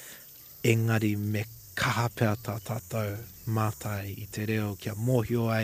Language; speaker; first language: Māori; non-native, local second language; English